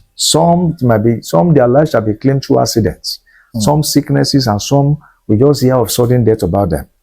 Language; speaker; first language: English; non-native, local second language; Yoruba